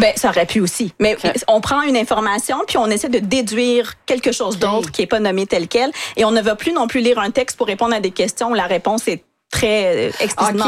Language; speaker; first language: French; native; French